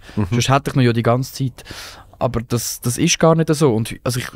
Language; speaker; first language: German; native; German